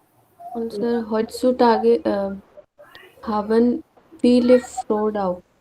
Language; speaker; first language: German; non-native, learner; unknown